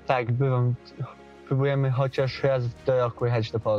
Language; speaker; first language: Polish; early bilingual, heritage; Polish